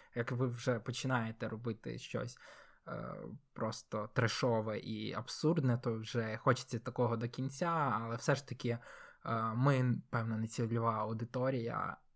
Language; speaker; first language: Ukrainian; native; Ukrainian